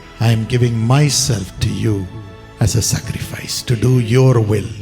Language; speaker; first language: English; non-native, local second language; Tamil